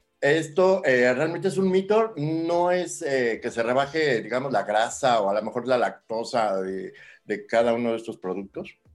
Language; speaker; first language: Spanish; native; Spanish